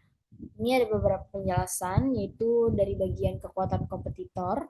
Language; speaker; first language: Indonesian; native; Indonesian